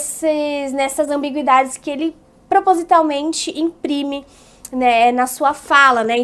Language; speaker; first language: Portuguese; native; Portuguese